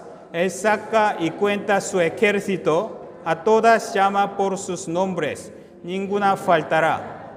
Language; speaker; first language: Spanish; non-native, fluent; Korean